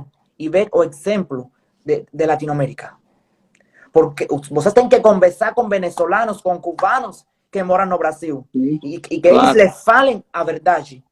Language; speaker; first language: Portuguese; non-native, fluent; Spanish